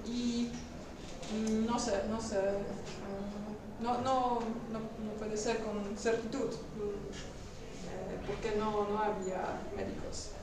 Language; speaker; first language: Spanish; non-native, learner; Polish